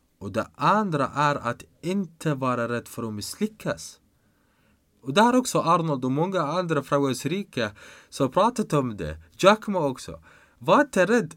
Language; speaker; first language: Swedish; non-native, fluent; Arabic